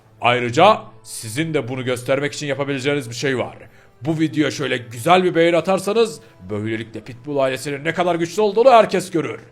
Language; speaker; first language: Turkish; native; Turkish